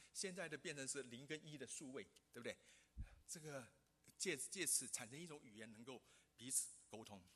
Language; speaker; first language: Chinese; non-native, local second language; Hakka Chinese